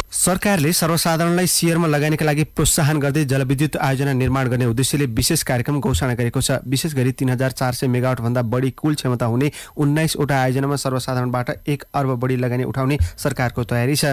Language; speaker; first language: Nepali; native; Nepali